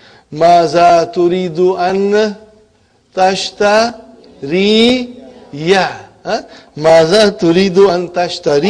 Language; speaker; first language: Arabic; non-native, fluent; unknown